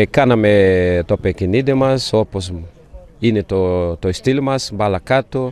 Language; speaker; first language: Greek; non-native, fluent; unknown